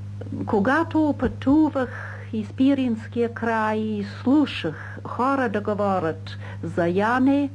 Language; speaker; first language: Bulgarian; non-native, fluent; English